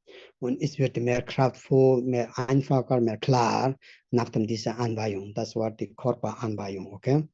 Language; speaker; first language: German; non-native, fluent; Tibetan